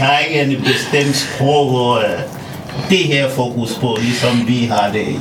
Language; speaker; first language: Danish; non-native, fluent; French